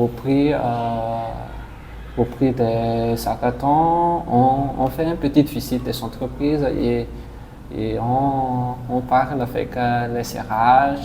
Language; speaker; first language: French; non-native, local second language; Malagasy